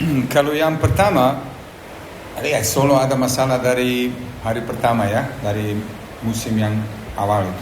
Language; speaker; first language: Indonesian; non-native, fluent; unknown